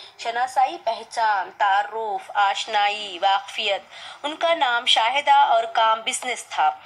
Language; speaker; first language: Urdu; native; Urdu